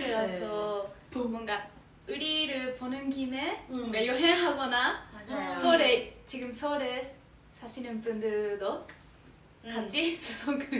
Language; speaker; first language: Korean; non-native, learner; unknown